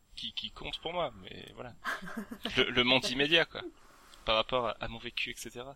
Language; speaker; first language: French; native; French